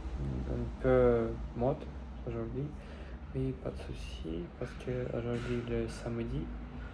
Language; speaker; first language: French; non-native, learner; Russian